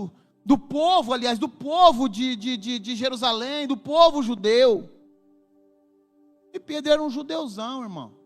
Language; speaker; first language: Portuguese; native; Portuguese